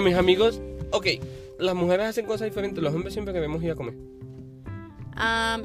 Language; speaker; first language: Spanish; native; Spanish